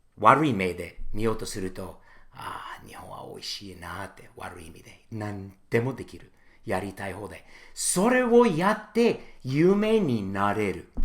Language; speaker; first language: Japanese; non-native, fluent; English